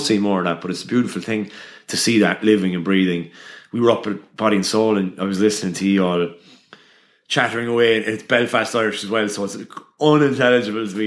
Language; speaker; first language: English; native; English